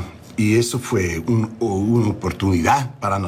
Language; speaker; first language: Spanish; early bilingual, heritage; English